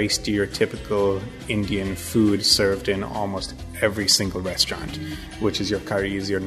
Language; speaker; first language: English; non-native, local second language; Bangla